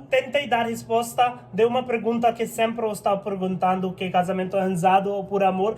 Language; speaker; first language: Portuguese; non-native, learner; Hindi